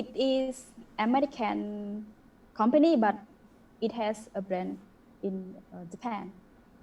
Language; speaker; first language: English; non-native, learner; Khmer